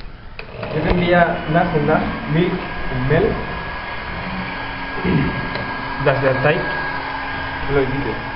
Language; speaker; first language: German; non-native, learner; Spanish